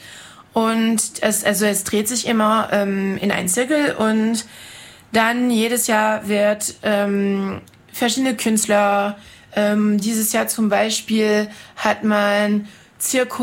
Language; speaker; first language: German; non-native, fluent; French